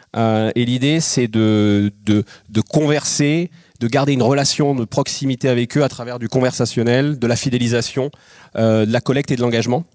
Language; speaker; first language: French; native; French